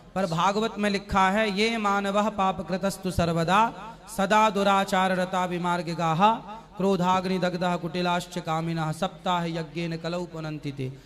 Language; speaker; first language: Hindi; native; Hindi